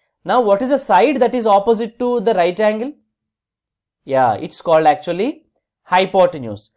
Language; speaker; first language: English; non-native, local second language; Telugu